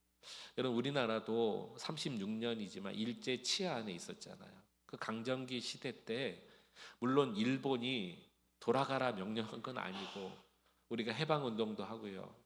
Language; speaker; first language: Korean; native; Korean